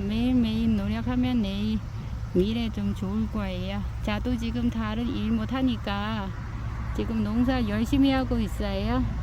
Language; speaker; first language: Korean; non-native, learner; Vietnamese